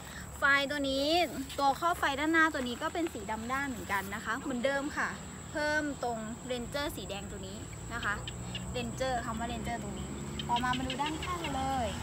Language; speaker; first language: Thai; native; Thai